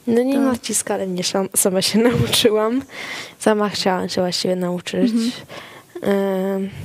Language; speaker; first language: Polish; early bilingual, heritage; Swedish